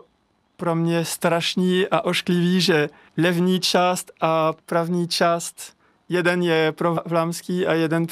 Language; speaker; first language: Czech; non-native, learner; French